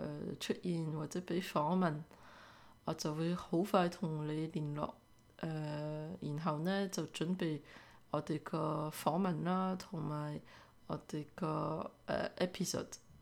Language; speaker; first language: Cantonese; early bilingual, heritage; Cantonese